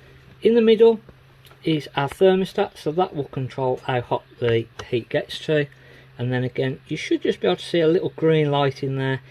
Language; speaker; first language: English; native; English